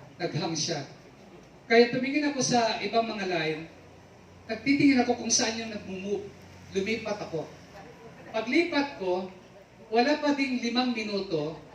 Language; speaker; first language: Filipino; native; Filipino